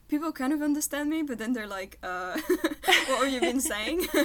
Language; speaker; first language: English; non-native, fluent; French